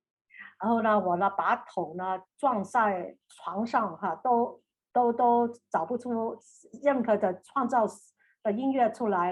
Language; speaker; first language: Chinese; native; Chinese